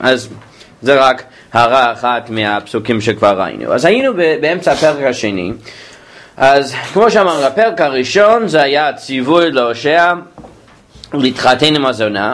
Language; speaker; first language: Hebrew; non-native, fluent; English